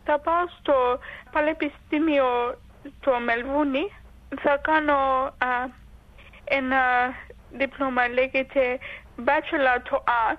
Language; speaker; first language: Greek; early bilingual, heritage; English